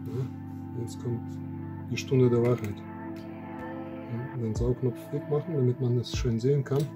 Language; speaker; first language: German; non-native, fluent; Russian